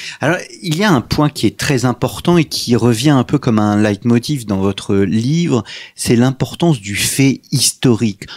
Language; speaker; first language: French; native; French